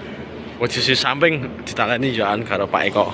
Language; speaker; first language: Indonesian; non-native, local second language; Javanese